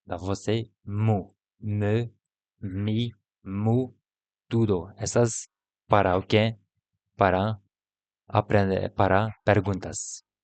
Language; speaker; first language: Portuguese; non-native, learner; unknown